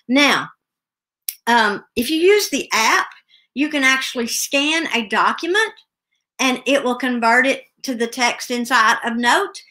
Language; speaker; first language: English; native; English